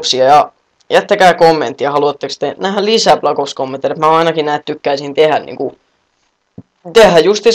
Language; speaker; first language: Finnish; native; Finnish